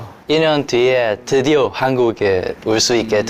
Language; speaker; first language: Korean; non-native, learner; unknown